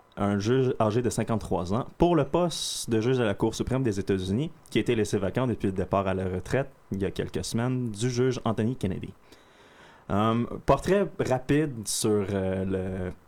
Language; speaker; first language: French; native; French